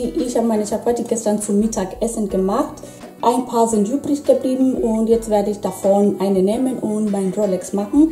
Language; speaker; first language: German; non-native, fluent; Swahili